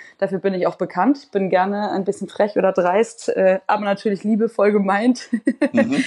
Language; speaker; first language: German; native; German